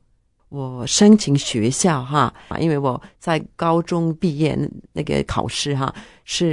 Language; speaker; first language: Chinese; non-native, fluent; Norwegian